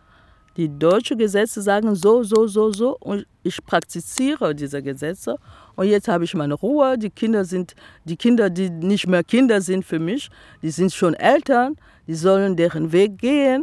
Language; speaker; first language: German; non-native, fluent; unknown